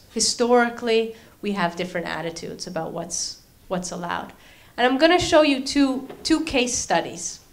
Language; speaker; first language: English; native; English